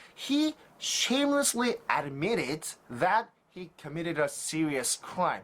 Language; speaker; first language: English; non-native, fluent; Korean